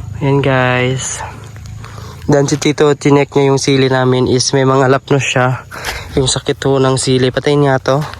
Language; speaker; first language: Filipino; non-native, local second language; Cebuano